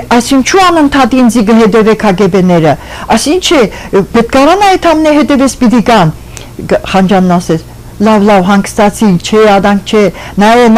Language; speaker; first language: Armenian; early bilingual, other home language; French